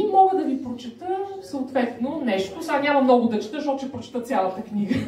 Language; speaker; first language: Bulgarian; native; Bulgarian